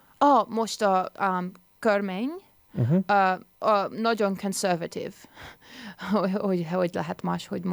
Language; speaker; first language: Hungarian; non-native, learner; English